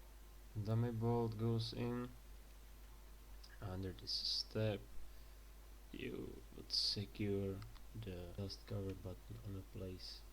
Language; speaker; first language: English; non-native, fluent; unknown